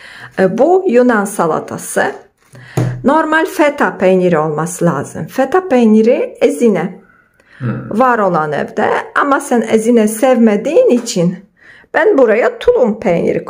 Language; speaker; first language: Turkish; non-native, fluent; Polish